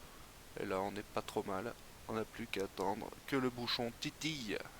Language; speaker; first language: French; native; French